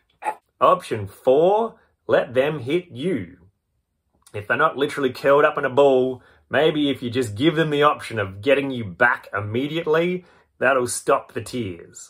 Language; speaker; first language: English; native; English